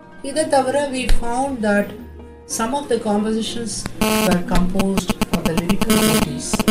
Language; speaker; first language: English; non-native, local second language; Tamil